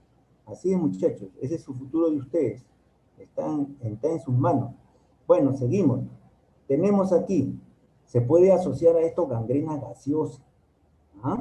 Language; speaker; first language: Spanish; native; Spanish